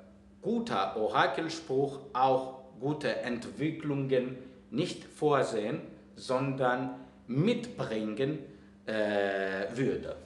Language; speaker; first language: German; non-native, fluent; Greek